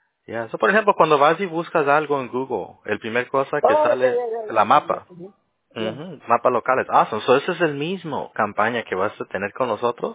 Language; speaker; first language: Spanish; early bilingual, heritage; Spanish